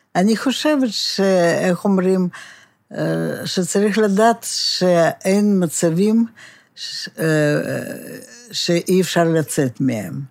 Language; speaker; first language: Hebrew; non-native, fluent; Russian